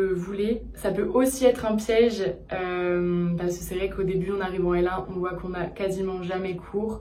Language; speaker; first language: French; native; French